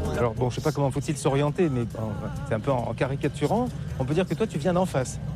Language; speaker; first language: French; native; French